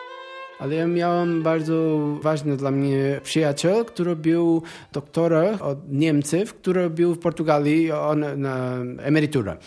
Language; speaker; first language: Polish; non-native, learner; Portuguese